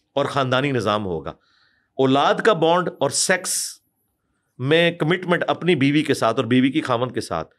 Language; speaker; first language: Urdu; non-native, local second language; Punjabi